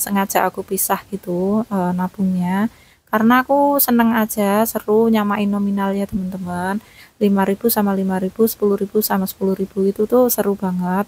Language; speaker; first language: Indonesian; native; Indonesian